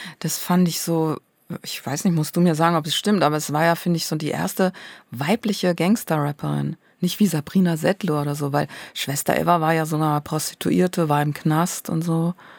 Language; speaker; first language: German; native; German